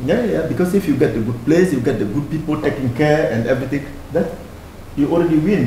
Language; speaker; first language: English; non-native, fluent; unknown